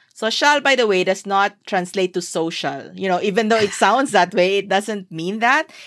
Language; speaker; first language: English; non-native, local second language; Chavacano